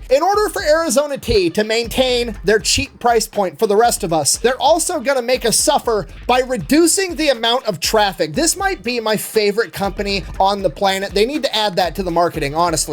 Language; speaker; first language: English; native; English